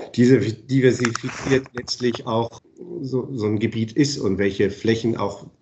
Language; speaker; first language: German; native; German